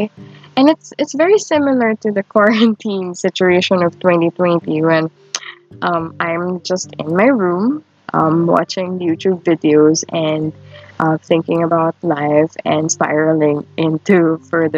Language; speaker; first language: English; non-native, local second language; Filipino